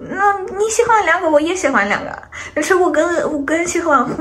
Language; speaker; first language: Chinese; non-native, learner; Ukrainian